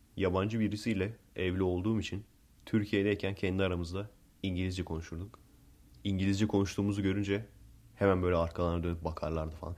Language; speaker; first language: Turkish; early bilingual, heritage; Turkish